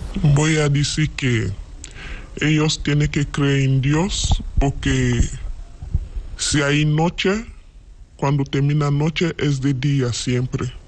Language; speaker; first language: Spanish; non-native, learner; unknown